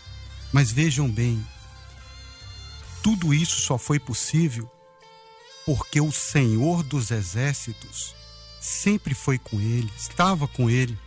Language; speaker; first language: Portuguese; native; Portuguese